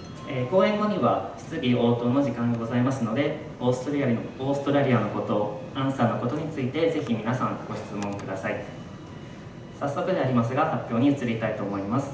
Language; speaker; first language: Japanese; native; Japanese